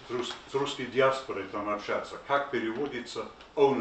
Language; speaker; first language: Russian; non-native, fluent; English